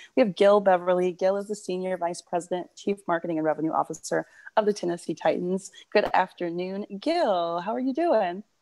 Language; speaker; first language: English; native; English